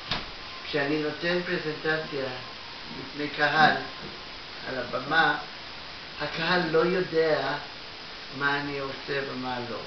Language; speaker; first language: Hebrew; non-native, fluent; Russian